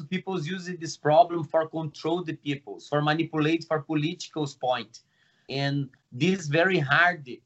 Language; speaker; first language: English; non-native, learner; Portuguese